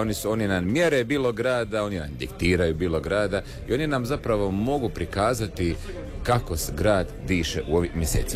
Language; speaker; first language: Serbian; native; Serbian